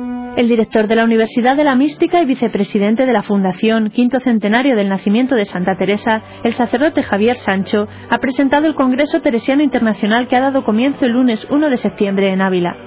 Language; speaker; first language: Spanish; native; Spanish